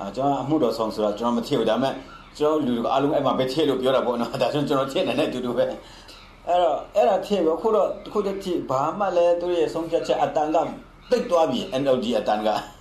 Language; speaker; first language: Burmese; non-native, local second language; Kachin